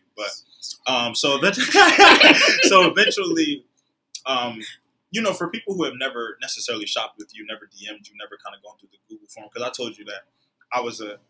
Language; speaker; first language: English; native; English